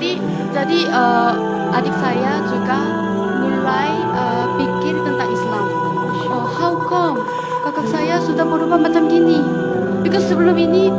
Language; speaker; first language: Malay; non-native, fluent; Korean